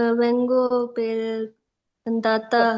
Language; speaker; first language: Italian; non-native, learner; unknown